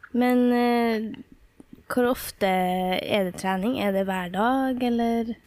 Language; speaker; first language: Norwegian; native; Norwegian